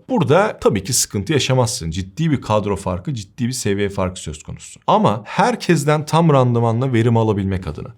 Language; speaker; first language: Turkish; native; Turkish